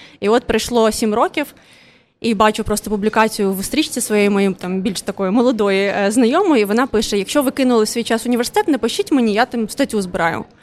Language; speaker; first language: Ukrainian; non-native, local second language; Russian